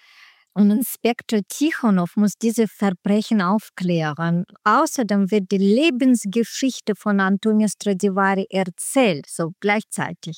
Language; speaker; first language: German; non-native, learner; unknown